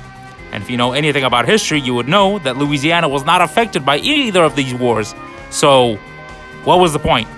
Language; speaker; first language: English; native; English